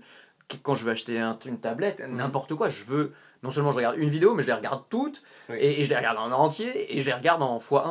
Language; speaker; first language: French; native; French